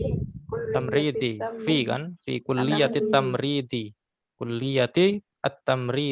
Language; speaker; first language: Arabic; non-native, fluent; Indonesian